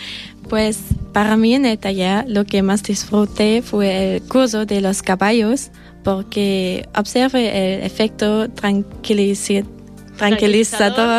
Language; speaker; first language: Spanish; non-native, fluent; German